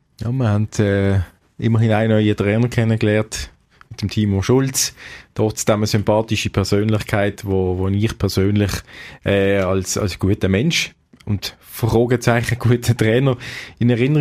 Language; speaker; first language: German; native; German